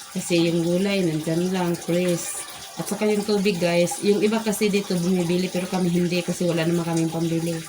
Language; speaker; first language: Filipino; non-native, local second language; Cebuano